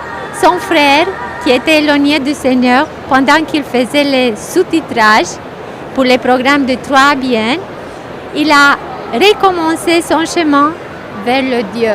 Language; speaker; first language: French; non-native, fluent; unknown